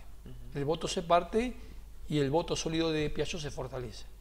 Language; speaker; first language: Spanish; native; Spanish